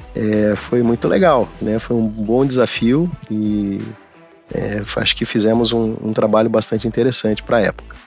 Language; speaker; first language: Portuguese; native; Portuguese